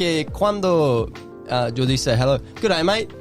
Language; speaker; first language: Spanish; non-native, learner; English